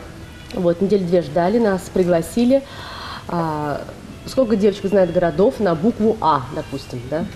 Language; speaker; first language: Russian; native; Russian